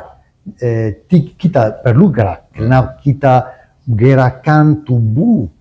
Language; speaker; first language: Indonesian; non-native, learner; Italian